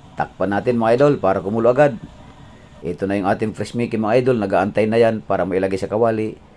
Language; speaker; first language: Filipino; non-native, local second language; Cebuano